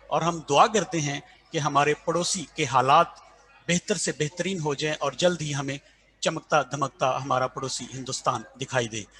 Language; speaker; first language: Hindi; non-native, local second language; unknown